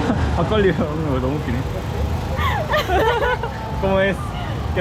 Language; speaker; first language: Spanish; non-native, learner; Korean